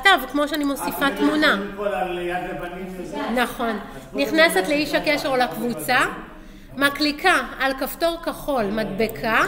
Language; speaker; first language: Hebrew; native; Hebrew